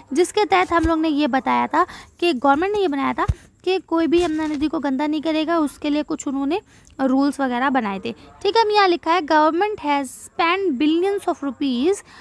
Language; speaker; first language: Hindi; native; Hindi